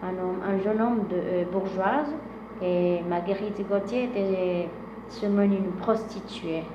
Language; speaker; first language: French; non-native, fluent; Spanish